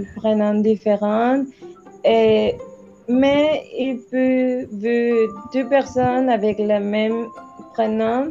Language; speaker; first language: French; non-native, learner; Spanish